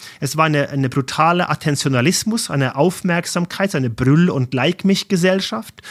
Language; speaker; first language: German; non-native, fluent; Norwegian